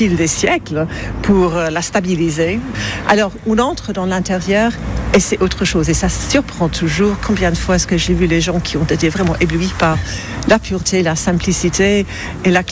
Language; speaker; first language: French; non-native, fluent; English